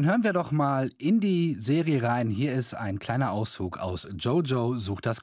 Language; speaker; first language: German; native; German